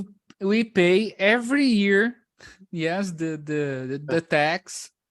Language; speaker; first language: English; non-native, fluent; Portuguese